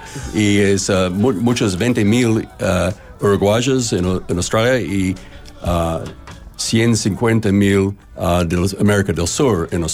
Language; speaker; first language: Spanish; non-native, learner; English